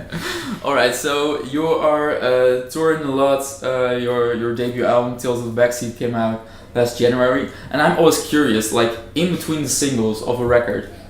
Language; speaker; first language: English; non-native, fluent; Dutch